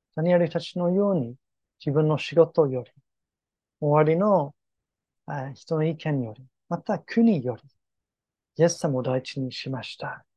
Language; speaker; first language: Japanese; non-native, fluent; English